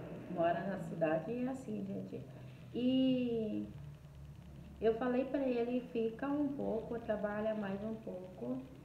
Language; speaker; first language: Portuguese; non-native, fluent; Haitian Creole